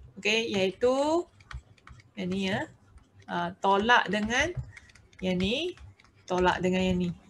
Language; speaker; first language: Malay; native; Malay